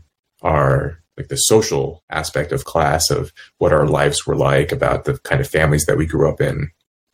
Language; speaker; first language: English; native; English